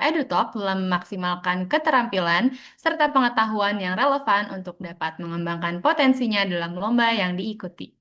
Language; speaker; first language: Indonesian; native; Indonesian